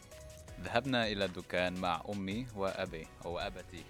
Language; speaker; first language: Arabic; non-native, learner; English